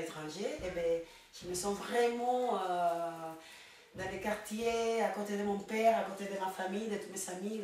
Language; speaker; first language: French; non-native, fluent; Spanish